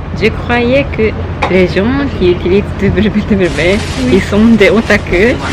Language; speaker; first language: French; non-native, learner; Japanese